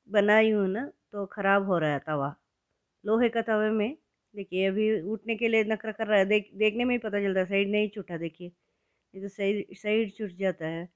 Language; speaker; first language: Hindi; non-native, local second language; Kannada